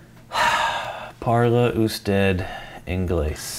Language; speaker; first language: Spanish; non-native, learner; English